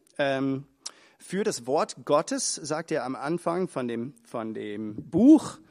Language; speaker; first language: German; non-native, fluent; English